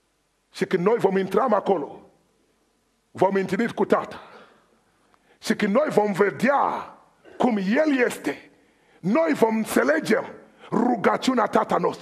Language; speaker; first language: Romanian; non-native, fluent; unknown